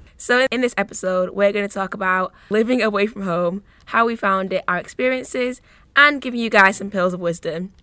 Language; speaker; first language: English; native; English